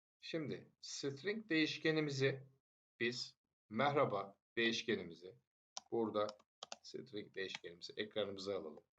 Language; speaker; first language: Turkish; native; Turkish